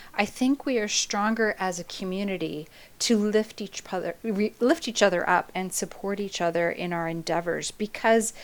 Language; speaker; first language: English; native; English